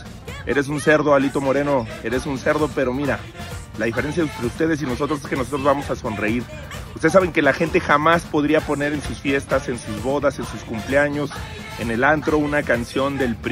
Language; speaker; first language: Spanish; native; Spanish